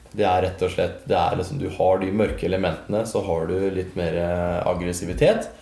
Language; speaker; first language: Norwegian; native; Norwegian